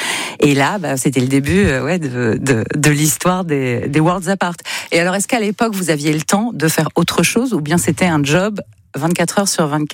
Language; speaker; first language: French; native; French